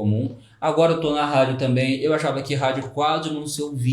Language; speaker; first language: Portuguese; native; Portuguese